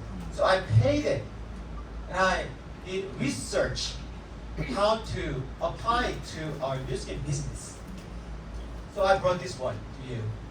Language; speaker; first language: English; non-native, fluent; Korean